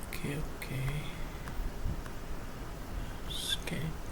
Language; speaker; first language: English; non-native, learner; Indonesian